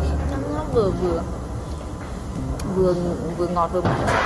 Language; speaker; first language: Vietnamese; native; Vietnamese